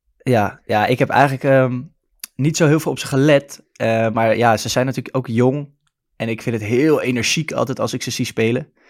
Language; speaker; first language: Dutch; native; Dutch